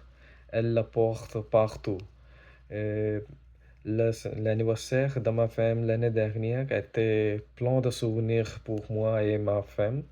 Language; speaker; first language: French; non-native, learner; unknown